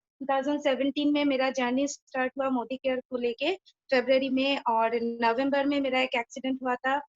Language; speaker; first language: Hindi; non-native, local second language; Bangla